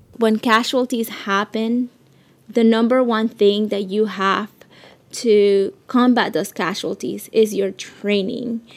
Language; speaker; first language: English; early bilingual, other home language; Spanish